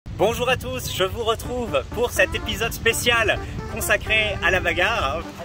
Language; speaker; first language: French; native; French